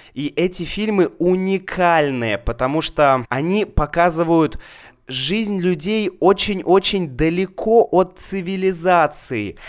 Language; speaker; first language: Russian; native; Russian